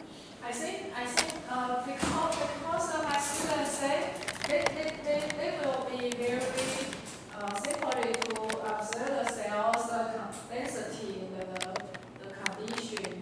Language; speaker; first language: English; non-native, learner; Chinese